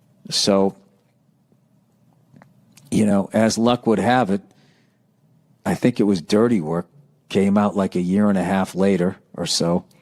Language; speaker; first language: English; native; English